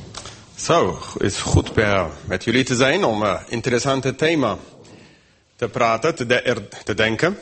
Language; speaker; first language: Dutch; non-native, fluent; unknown